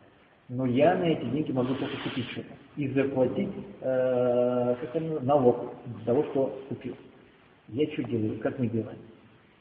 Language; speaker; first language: Russian; native; Russian